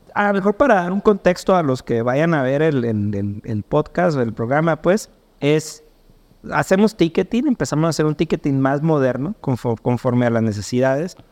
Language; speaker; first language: Spanish; native; Spanish